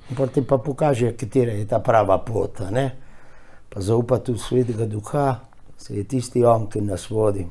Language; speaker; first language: Slovenian; early bilingual, heritage; Slovenian